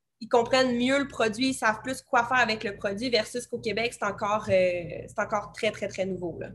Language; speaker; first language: French; native; French